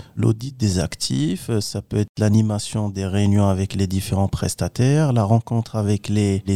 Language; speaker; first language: French; non-native, local second language; Arabic